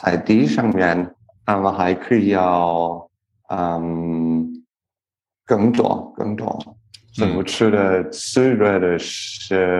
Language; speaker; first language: Chinese; non-native, learner; English